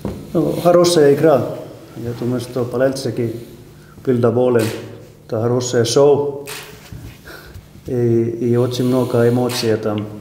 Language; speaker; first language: Russian; non-native, learner; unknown